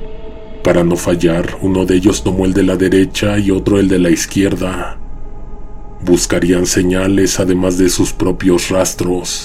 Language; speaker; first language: Spanish; native; Spanish